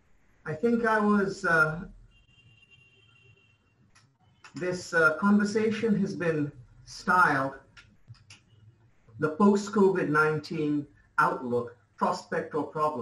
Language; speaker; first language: English; non-native, local second language; Bangla